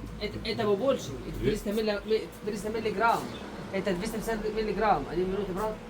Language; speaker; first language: Russian; non-native, learner; Arabic